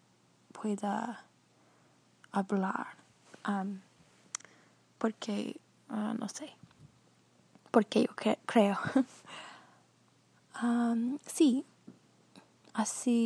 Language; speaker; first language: Spanish; non-native, learner; English